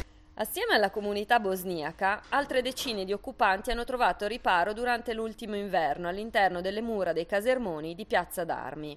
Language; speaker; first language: Italian; native; Italian